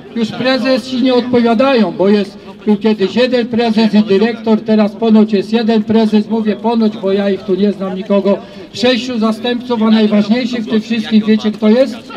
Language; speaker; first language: Polish; native; Polish